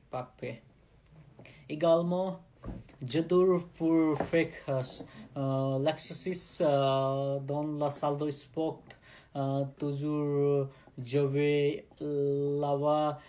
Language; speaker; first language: French; non-native, learner; Nepali